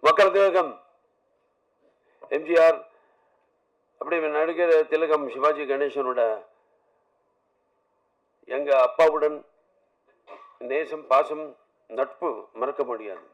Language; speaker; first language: Tamil; non-native, learner; Telugu